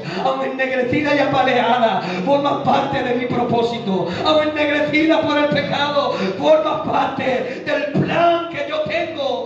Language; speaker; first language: Spanish; native; Spanish